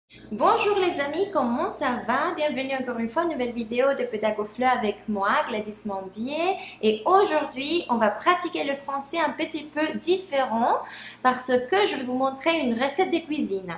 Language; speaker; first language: French; non-native, fluent; Spanish